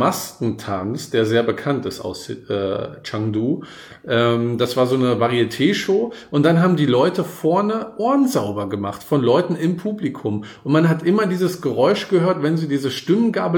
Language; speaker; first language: German; native; German